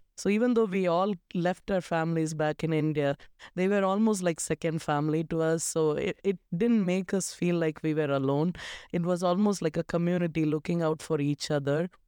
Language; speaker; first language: English; non-native, local second language; Malayalam